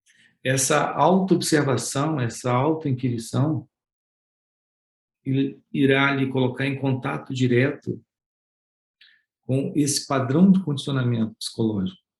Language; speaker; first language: Portuguese; native; Portuguese